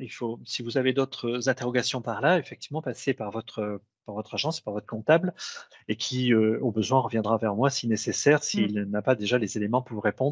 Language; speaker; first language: French; native; French